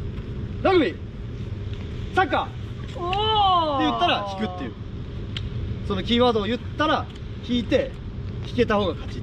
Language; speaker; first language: Japanese; native; Japanese